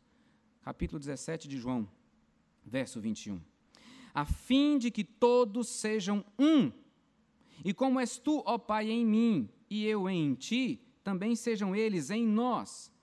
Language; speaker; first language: Portuguese; native; Portuguese